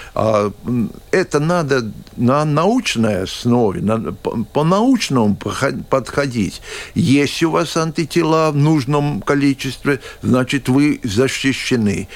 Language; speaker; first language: Russian; non-native, local second language; Latvian